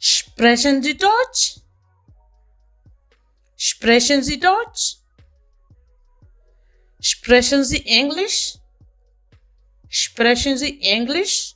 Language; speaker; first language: German; non-native, fluent; Amharic